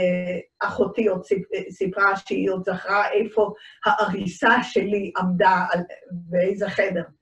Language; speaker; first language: Hebrew; early bilingual, other home language; Dutch